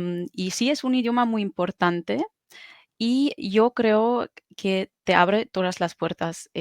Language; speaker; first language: Spanish; non-native, fluent; German